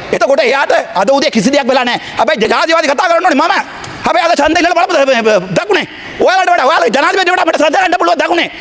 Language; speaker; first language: Sinhala; non-native, local second language; Tamil